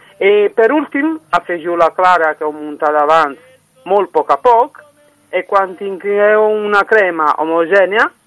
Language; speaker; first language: Catalan; non-native, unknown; Italian